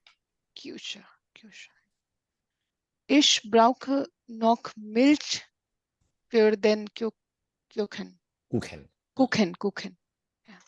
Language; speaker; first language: German; non-native, learner; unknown